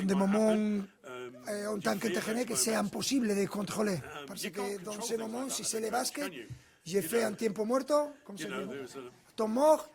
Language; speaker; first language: French; non-native, fluent; Spanish